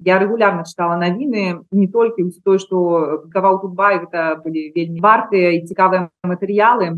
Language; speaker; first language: Belarusian; non-native, local second language; Russian